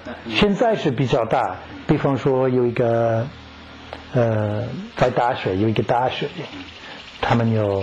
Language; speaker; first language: Chinese; non-native, learner; English